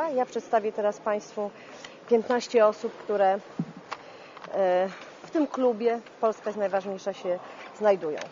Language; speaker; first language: Polish; native; Polish